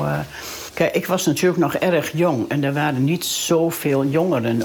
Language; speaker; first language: Dutch; native; Dutch